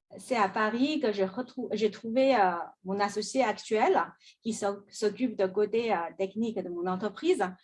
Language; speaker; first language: French; non-native, fluent; Chinese